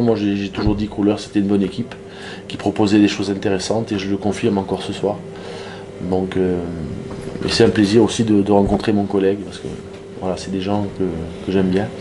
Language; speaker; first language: French; native; French